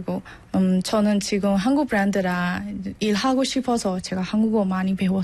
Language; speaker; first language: Korean; non-native, learner; Burmese